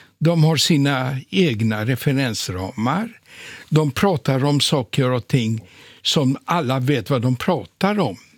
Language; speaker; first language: Swedish; non-native, fluent; Polish